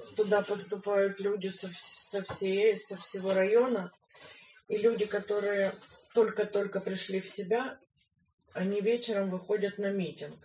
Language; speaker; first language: Russian; native; Russian